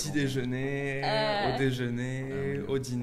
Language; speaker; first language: French; native; French